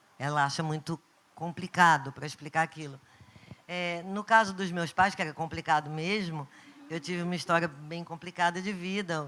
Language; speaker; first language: Portuguese; native; Portuguese